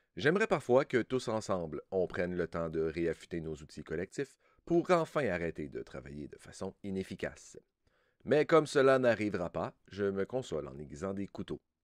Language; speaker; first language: French; native; French